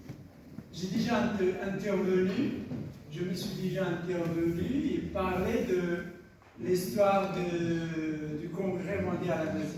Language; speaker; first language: French; non-native, local second language; Tachelhit